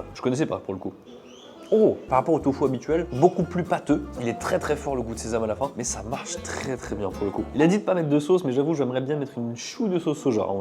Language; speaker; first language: French; native; French